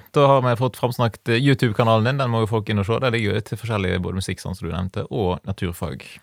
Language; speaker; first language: Norwegian; native; Norwegian